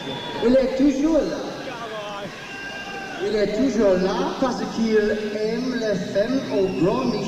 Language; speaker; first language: French; non-native, learner; English